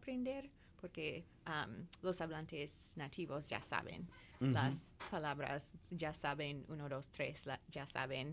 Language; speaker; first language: Spanish; non-native, fluent; English